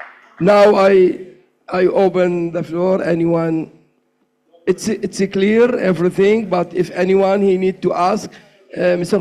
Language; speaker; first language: English; non-native, learner; Arabic